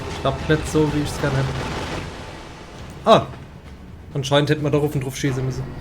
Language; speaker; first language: German; native; German